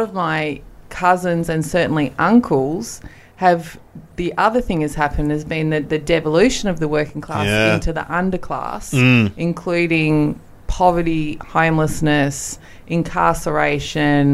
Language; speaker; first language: English; native; English